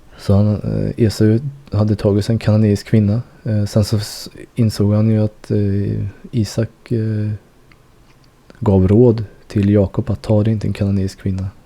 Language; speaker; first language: Swedish; native; Swedish